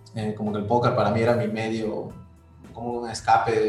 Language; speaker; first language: Spanish; native; Spanish